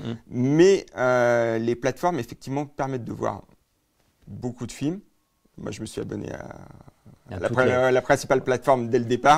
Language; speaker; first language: French; native; French